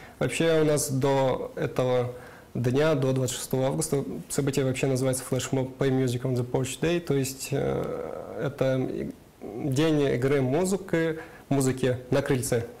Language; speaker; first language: Russian; non-native, local second language; Karachay-Balkar